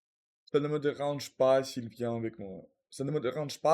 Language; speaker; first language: French; non-native, learner; Russian